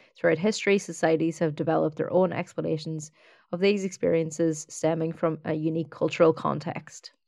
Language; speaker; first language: English; native; English